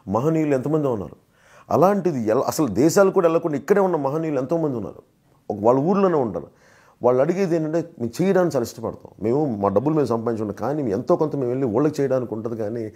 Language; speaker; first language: Telugu; native; Telugu